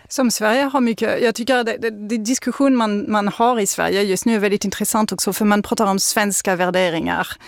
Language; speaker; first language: Swedish; non-native, fluent; French